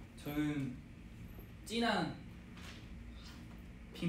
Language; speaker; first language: Korean; non-native, fluent; Japanese